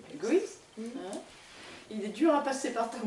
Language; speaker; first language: French; native; French